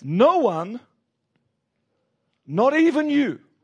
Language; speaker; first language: English; native; English